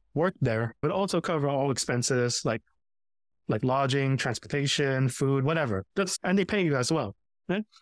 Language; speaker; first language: English; early bilingual, other home language; Filipino